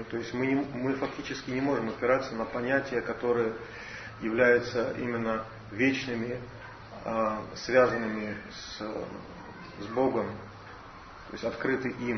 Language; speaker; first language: Russian; native; Russian